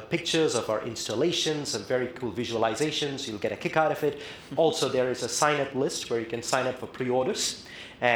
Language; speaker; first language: English; non-native, local second language; Tamil